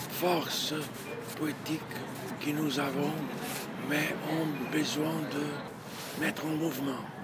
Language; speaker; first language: French; non-native, learner; Portuguese